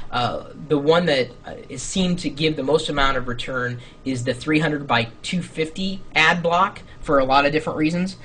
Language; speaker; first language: English; native; English